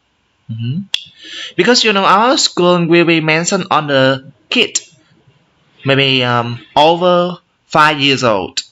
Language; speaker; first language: English; non-native, learner; Vietnamese